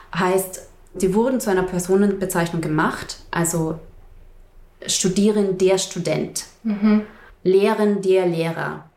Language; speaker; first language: German; native; German